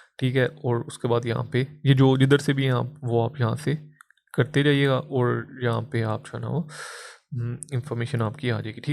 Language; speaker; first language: Urdu; non-native, local second language; Punjabi